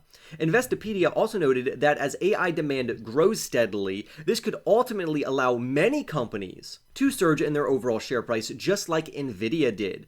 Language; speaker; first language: English; native; English